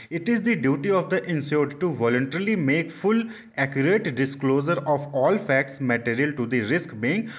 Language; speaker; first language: Hindi; native; Hindi